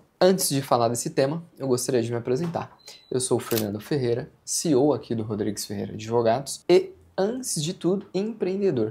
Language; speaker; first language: Portuguese; native; Portuguese